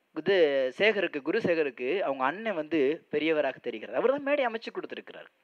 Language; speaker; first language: Tamil; native; Tamil